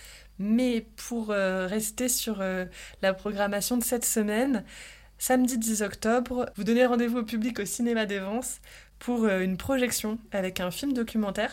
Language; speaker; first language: French; native; French